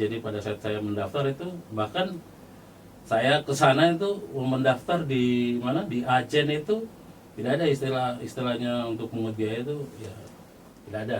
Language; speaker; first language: Indonesian; native; Indonesian